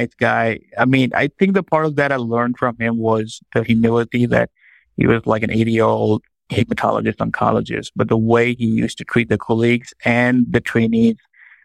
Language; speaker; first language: English; non-native, local second language; Urdu